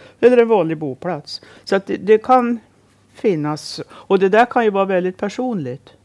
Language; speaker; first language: Swedish; native; Swedish